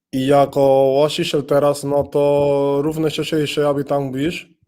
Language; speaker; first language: Polish; non-native, learner; Spanish